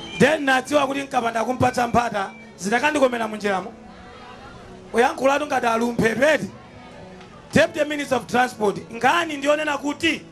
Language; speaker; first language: Nyanja; native; Nyanja